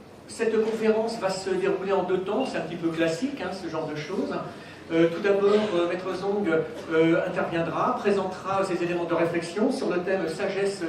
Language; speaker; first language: French; native; French